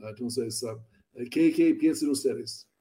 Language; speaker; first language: Spanish; non-native, learner; English